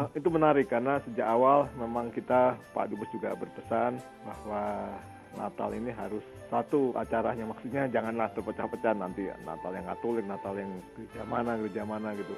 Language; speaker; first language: Indonesian; native; Indonesian